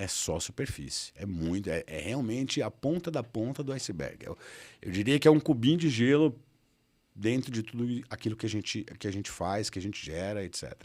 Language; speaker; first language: Portuguese; native; Portuguese